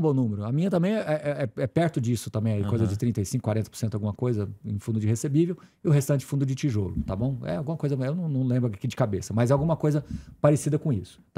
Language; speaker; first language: Portuguese; native; Portuguese